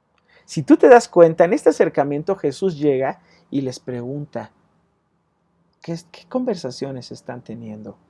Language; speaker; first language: Spanish; native; Spanish